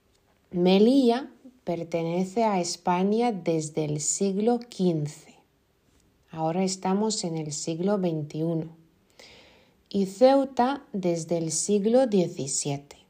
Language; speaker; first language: Spanish; non-native, fluent; Lithuanian